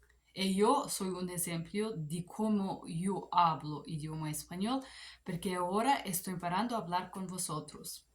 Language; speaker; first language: Spanish; non-native, learner; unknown